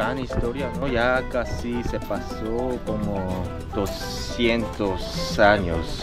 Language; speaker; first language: Spanish; non-native, fluent; Korean